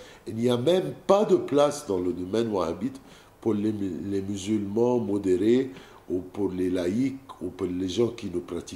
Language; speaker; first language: French; non-native, fluent; Arabic